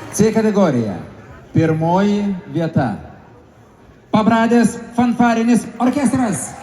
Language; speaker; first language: Lithuanian; native; Lithuanian